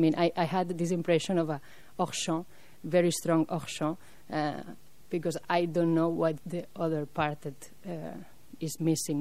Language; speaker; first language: English; non-native, fluent; French